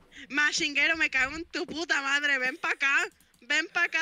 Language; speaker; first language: Spanish; native; Spanish